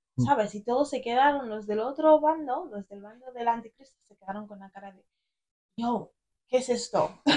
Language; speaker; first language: Spanish; early bilingual, other home language; English